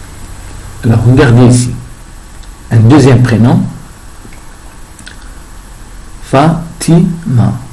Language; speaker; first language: French; non-native, fluent; Arabic